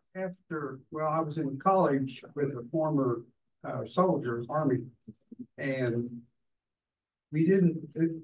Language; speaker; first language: English; native; English